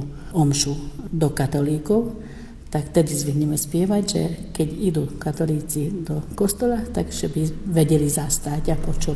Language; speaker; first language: Slovak; early bilingual, heritage; Slovak